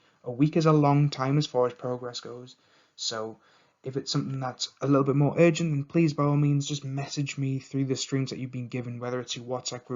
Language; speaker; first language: English; native; English